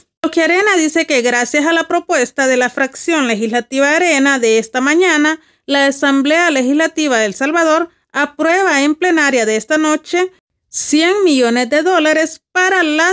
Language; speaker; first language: Spanish; native; Spanish